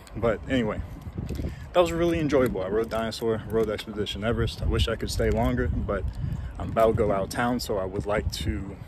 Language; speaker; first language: English; native; English